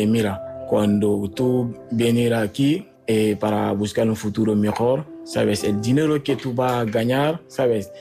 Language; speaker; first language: Spanish; non-native, fluent; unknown